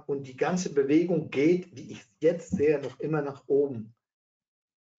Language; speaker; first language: German; non-native, fluent; Dutch